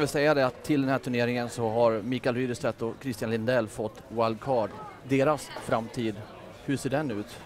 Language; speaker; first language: Swedish; native; Swedish